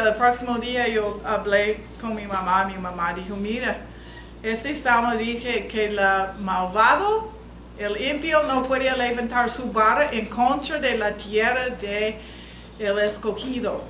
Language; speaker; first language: Spanish; non-native, learner; English